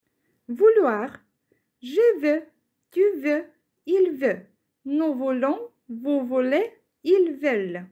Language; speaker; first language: French; non-native, fluent; Ukrainian